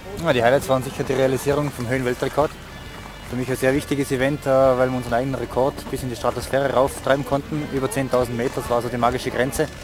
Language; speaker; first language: German; native; German